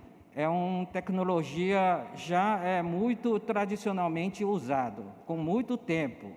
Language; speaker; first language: Portuguese; non-native, learner; Chinese